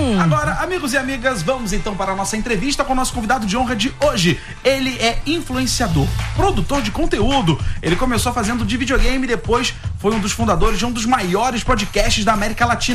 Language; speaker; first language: Portuguese; native; Portuguese